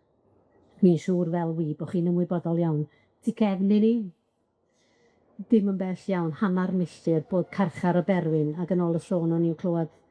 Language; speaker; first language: Welsh; native; Welsh